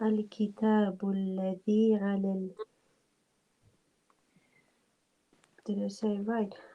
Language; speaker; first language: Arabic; non-native, learner; English